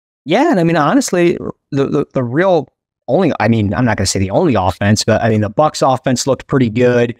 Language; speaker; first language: English; native; English